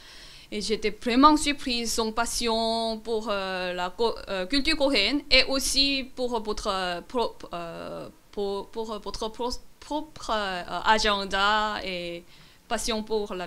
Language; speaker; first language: French; non-native, learner; Korean